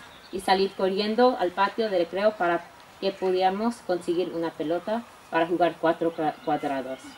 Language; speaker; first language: Spanish; non-native, local second language; English